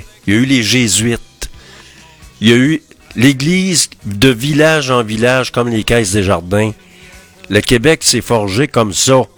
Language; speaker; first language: French; native; French